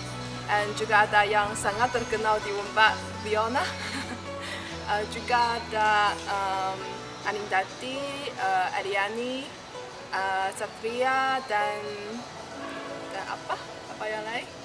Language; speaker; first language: Indonesian; non-native, learner; Chinese